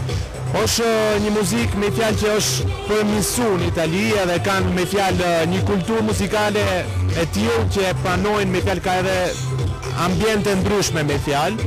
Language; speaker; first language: Albanian; early bilingual, heritage; Albanian